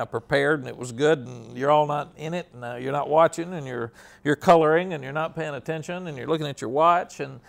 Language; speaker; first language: English; native; English